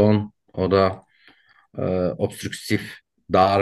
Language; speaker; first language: German; non-native, learner; Turkish